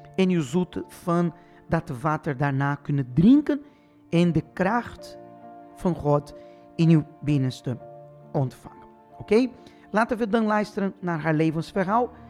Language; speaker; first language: Dutch; non-native, fluent; Portuguese